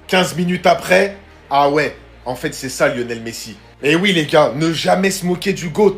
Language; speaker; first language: French; native; French